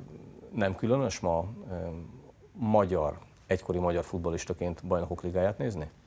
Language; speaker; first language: Hungarian; native; Hungarian